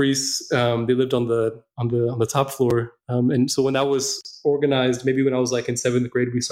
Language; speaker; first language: English; non-native, local second language; Amharic